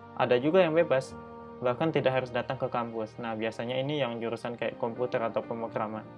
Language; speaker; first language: Indonesian; native; Indonesian